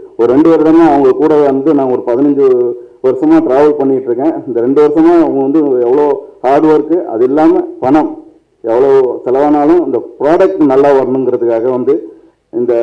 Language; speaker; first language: Tamil; native; Tamil